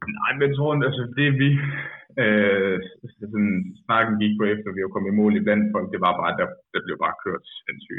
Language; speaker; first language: Danish; native; Danish